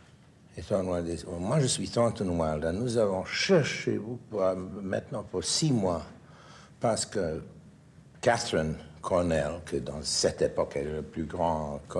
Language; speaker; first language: French; non-native, fluent; English